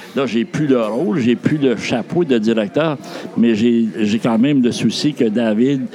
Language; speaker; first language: French; native; French